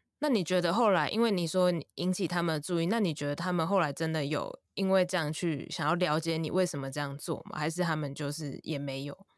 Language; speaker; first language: Chinese; native; Chinese